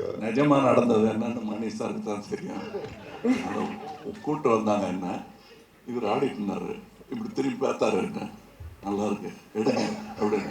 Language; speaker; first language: Tamil; native; Tamil